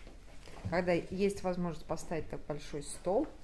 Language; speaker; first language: Russian; native; Russian